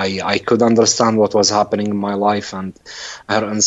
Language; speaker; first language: English; non-native, fluent; Arabic